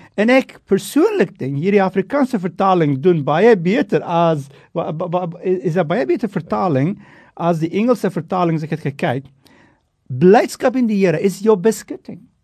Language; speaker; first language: Afrikaans; non-native, fluent; Turkish